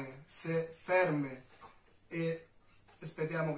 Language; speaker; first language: Italian; non-native, learner; Spanish